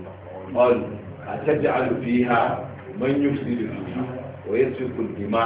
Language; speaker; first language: Arabic; non-native, fluent; Hausa